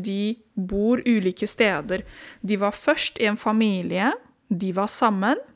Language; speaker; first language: Norwegian; non-native, fluent; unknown